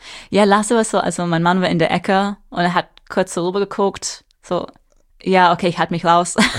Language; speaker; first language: German; non-native, fluent; English